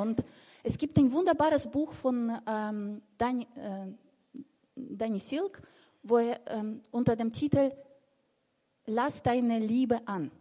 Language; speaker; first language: German; non-native, fluent; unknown